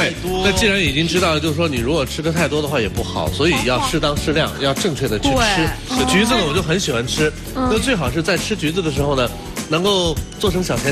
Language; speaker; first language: Chinese; native; Chinese